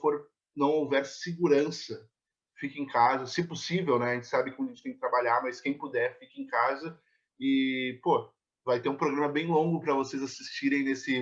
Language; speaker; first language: Portuguese; native; Portuguese